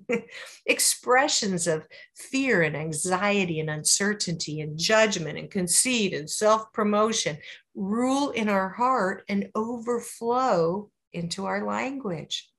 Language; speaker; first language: English; native; English